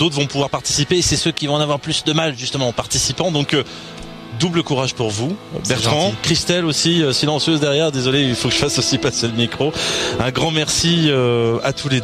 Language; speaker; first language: French; native; French